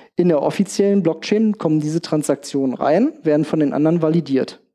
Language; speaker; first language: German; native; German